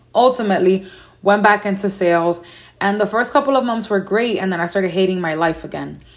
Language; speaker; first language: English; native; English